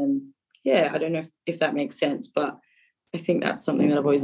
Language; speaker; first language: English; native; English